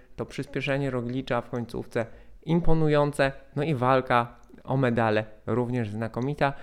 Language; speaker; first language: Polish; native; Polish